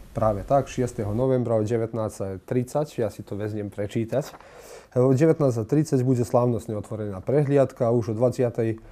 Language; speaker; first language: Slovak; native; Slovak